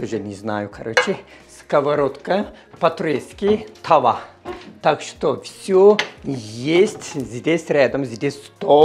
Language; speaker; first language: Russian; non-native, learner; Turkish